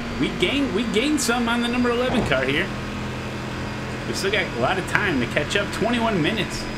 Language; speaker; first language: English; native; English